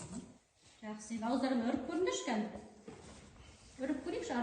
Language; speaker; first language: Kazakh; native; Kazakh